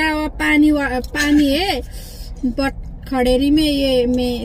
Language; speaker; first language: Hindi; non-native, learner; Nepali